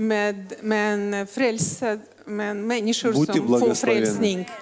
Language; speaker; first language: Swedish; non-native, learner; Russian